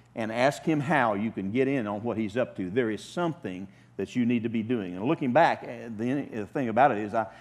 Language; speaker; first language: English; native; English